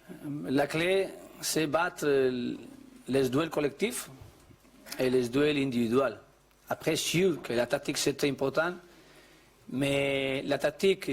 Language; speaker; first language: French; non-native, learner; Spanish